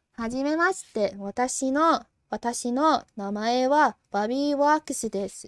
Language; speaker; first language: Japanese; non-native, learner; English